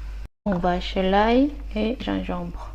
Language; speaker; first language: French; non-native, learner; Korean